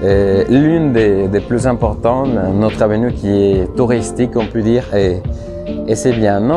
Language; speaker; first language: French; non-native, fluent; Spanish